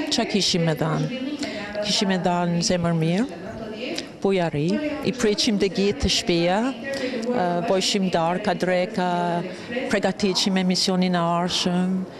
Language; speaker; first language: Albanian; early bilingual, heritage; Albanian